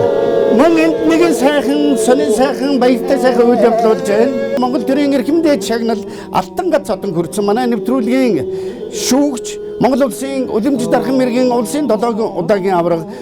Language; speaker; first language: Mongolian; native; Mongolian